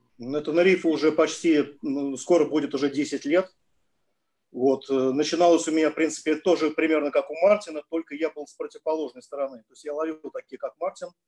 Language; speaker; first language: Russian; native; Russian